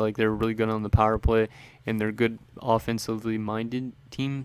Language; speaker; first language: English; native; English